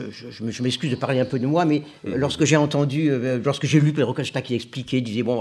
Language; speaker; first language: French; native; French